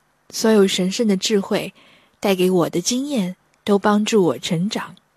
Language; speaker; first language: Chinese; native; Chinese